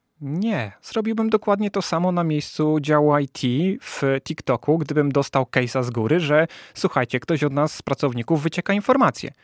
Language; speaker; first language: Polish; native; Polish